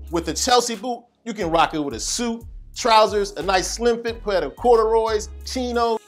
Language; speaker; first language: English; native; English